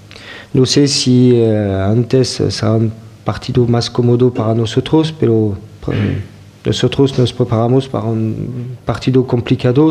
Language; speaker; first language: Spanish; non-native, fluent; French